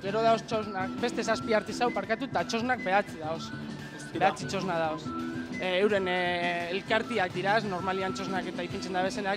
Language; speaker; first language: Basque; native; Basque